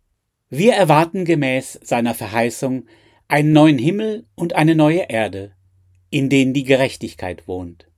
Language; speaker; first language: German; native; German